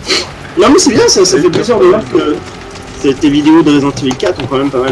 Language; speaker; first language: French; native; French